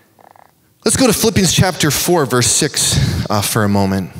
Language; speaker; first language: English; native; English